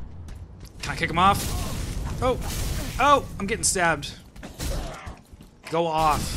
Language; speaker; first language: English; native; English